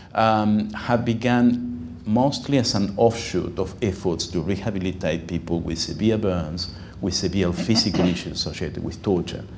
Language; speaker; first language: English; non-native, fluent; Spanish